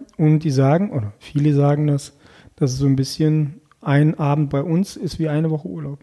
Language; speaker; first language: German; early bilingual, other home language; Russian